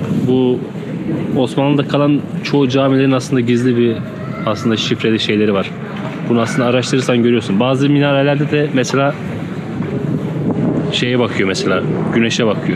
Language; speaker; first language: Turkish; native; Turkish